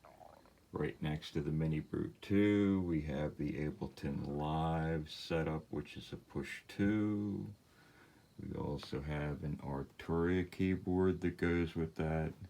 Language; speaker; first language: English; native; English